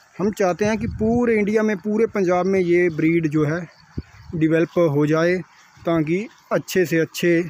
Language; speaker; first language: Hindi; non-native, local second language; Punjabi